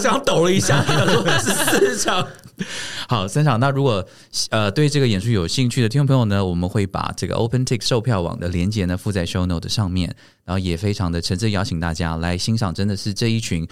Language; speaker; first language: Chinese; native; Chinese